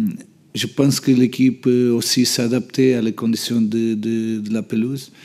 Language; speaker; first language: French; non-native, learner; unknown